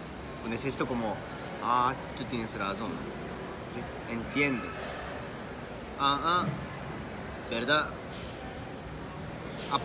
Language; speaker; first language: Spanish; non-native, learner; Japanese